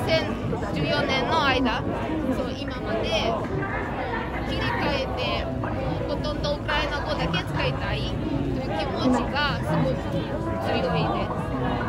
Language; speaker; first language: Japanese; non-native, learner; Russian